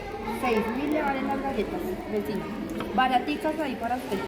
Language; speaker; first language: Spanish; native; Spanish